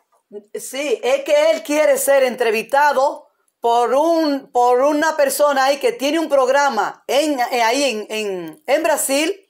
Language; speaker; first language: Portuguese; non-native, learner; Spanish